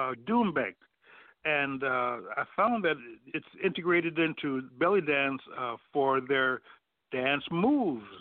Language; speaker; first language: English; native; English